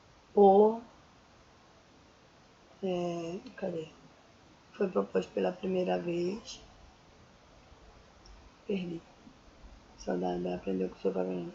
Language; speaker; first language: Portuguese; native; Portuguese